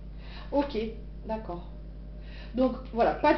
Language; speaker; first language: French; native; French